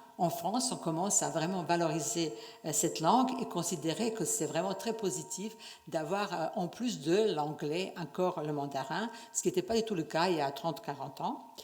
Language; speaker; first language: French; non-native, fluent; Serbian